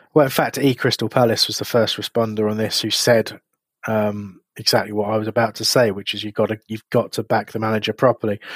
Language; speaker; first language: English; native; English